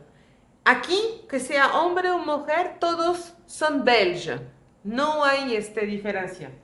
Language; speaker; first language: Spanish; non-native, fluent; French